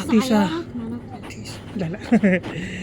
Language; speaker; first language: Arabic; non-native, learner; Filipino